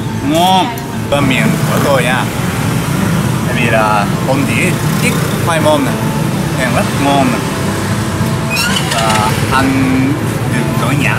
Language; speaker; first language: Vietnamese; non-native, learner; Japanese